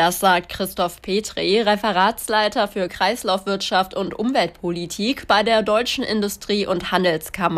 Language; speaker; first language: German; native; German